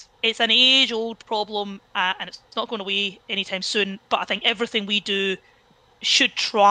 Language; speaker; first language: English; native; English